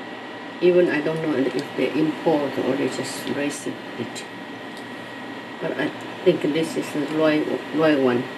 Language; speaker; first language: English; non-native, learner; Chinese